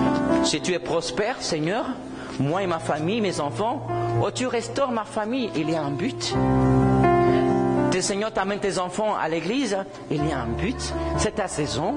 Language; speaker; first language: French; non-native, fluent; Spanish